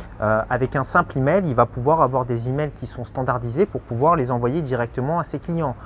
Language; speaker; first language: French; native; French